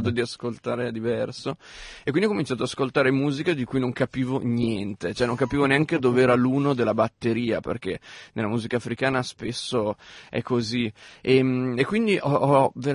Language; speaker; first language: Italian; native; Italian